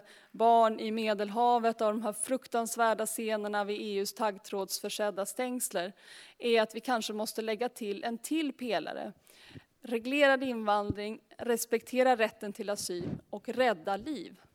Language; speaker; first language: Swedish; native; Swedish